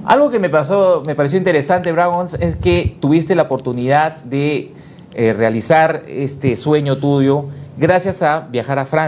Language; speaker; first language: Spanish; native; Spanish